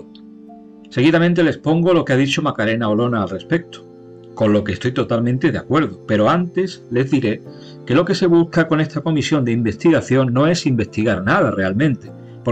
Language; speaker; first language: Spanish; native; Spanish